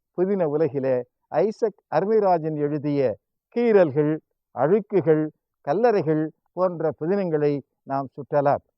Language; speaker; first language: Tamil; native; Tamil